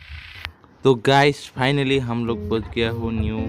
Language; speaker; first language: Hindi; non-native, local second language; Assamese